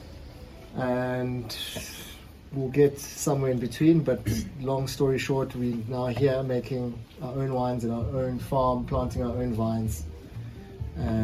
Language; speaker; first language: English; non-native, local second language; Zulu